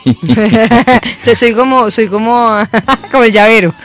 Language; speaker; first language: Spanish; native; Spanish